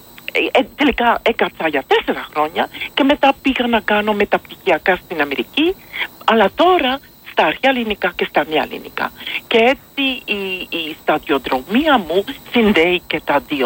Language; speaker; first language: Greek; non-native, fluent; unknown